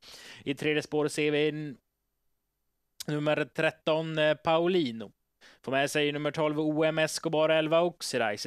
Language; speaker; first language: Swedish; native; Swedish